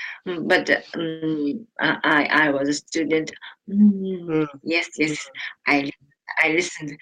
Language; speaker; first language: English; non-native, learner; Japanese